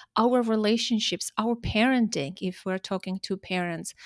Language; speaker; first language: English; early bilingual, other home language; Armenian